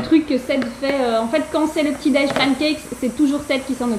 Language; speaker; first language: French; native; French